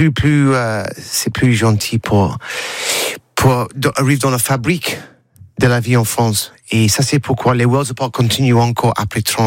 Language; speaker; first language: French; non-native, learner; English